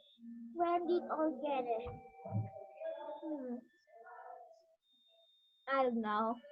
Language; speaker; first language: English; non-native, learner; Vietnamese